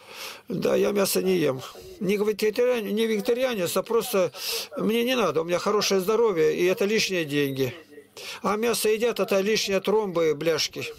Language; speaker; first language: Russian; native; Russian